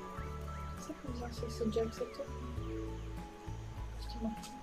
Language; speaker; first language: French; native; French